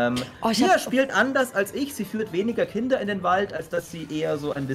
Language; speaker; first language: German; native; German